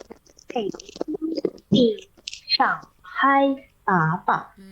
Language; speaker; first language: Chinese; non-native, learner; Indonesian